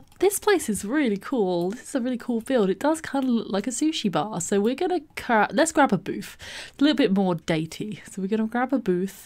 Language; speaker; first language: English; native; English